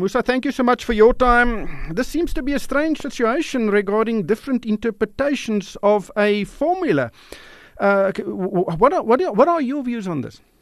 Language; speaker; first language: English; non-native, local second language; Afrikaans